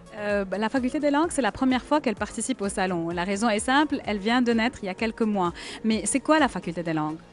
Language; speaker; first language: French; non-native, local second language; Arabic